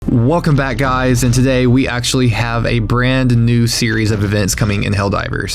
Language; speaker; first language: English; native; English